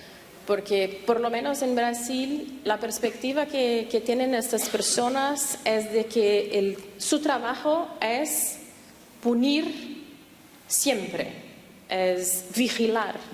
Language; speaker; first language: Spanish; non-native, fluent; Portuguese